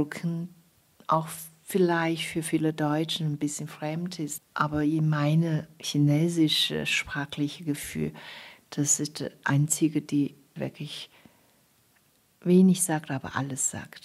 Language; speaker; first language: German; non-native, fluent; Chinese